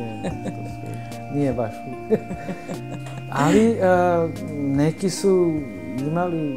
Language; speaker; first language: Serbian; early bilingual, other home language; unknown